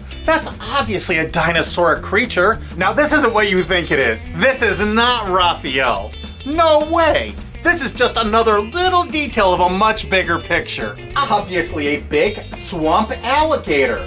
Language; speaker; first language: English; native; English